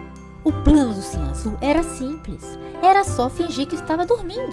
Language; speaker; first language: Portuguese; native; Portuguese